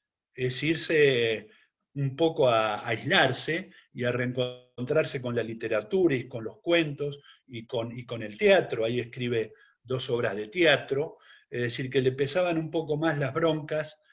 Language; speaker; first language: Spanish; native; Spanish